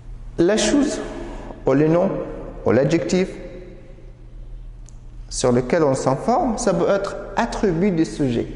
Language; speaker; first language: French; non-native, fluent; Arabic